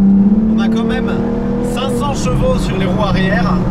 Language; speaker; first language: French; native; French